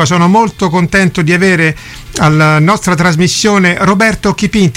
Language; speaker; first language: Italian; native; Italian